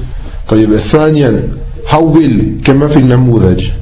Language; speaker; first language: Arabic; non-native, fluent; French